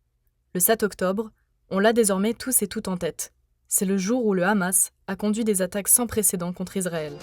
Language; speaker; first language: French; native; French